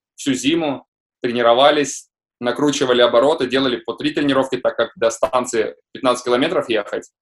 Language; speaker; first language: Russian; native; Russian